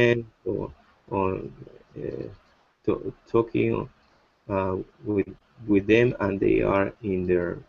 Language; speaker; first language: English; non-native, learner; Spanish